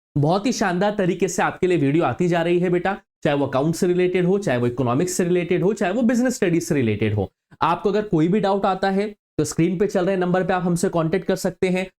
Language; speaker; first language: Hindi; native; Hindi